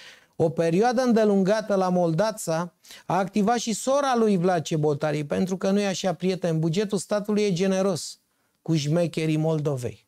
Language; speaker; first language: Romanian; native; Romanian